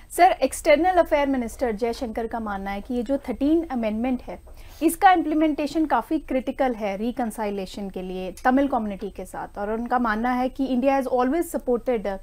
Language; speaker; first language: Hindi; non-native, local second language; Punjabi